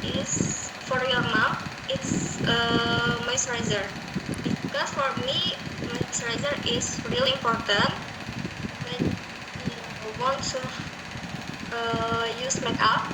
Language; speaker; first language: English; non-native, learner; Indonesian